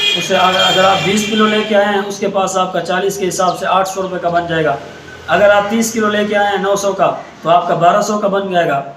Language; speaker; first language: Urdu; non-native, local second language; Saraiki